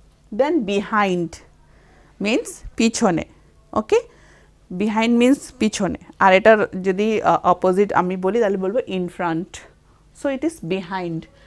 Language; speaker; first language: English; non-native, local second language; Bangla